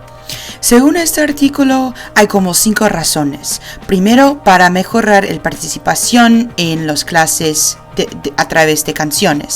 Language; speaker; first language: Spanish; non-native, learner; English